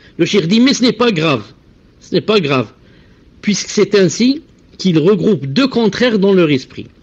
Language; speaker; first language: French; non-native, local second language; Arabic